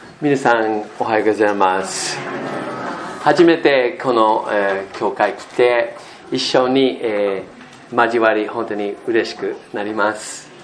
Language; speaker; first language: Japanese; non-native, learner; English